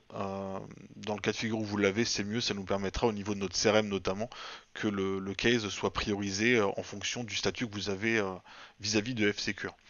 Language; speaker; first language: French; native; French